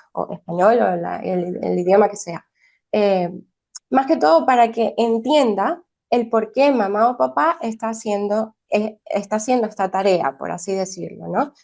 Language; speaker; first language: Spanish; early bilingual, heritage; Spanish